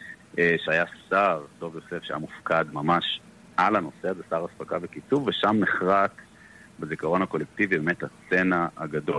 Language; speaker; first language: Hebrew; native; Hebrew